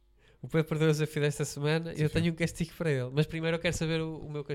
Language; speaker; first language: Portuguese; native; Portuguese